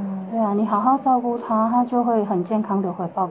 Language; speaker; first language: Chinese; native; Chinese